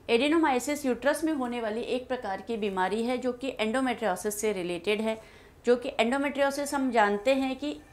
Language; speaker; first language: Hindi; native; Hindi